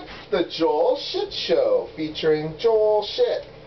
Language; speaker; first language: English; native; English